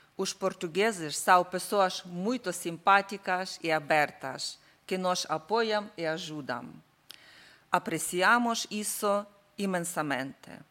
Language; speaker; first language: Portuguese; non-native, learner; Ukrainian